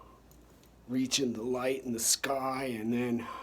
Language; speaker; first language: English; native; English